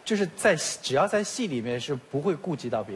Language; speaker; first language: Chinese; native; Chinese